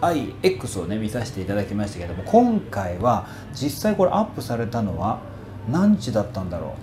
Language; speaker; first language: Japanese; native; Japanese